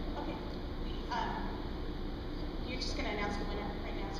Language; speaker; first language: English; native; English